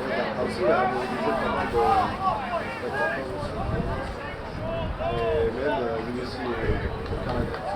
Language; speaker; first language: French; non-native, fluent; English